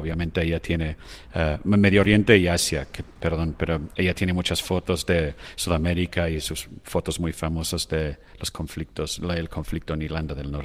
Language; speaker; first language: Spanish; non-native, fluent; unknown